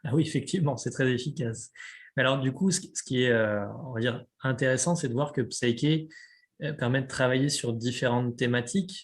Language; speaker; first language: French; native; French